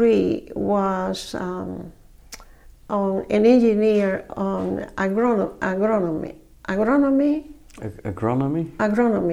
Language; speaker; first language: English; non-native, fluent; Spanish